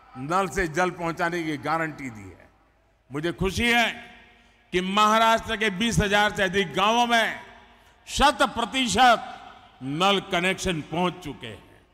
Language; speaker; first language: Hindi; non-native, local second language; Gujarati